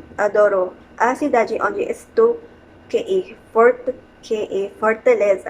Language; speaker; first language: Portuguese; non-native, learner; Filipino